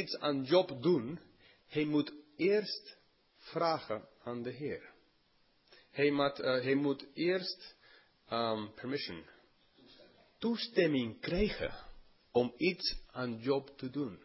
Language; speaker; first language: Dutch; non-native, fluent; English